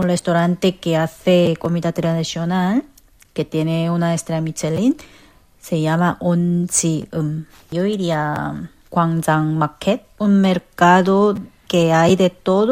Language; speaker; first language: Spanish; non-native, fluent; Korean